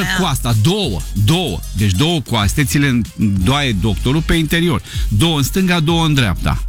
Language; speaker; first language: Romanian; native; Romanian